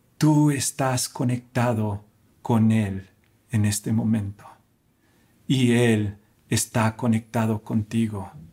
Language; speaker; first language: Spanish; native; Spanish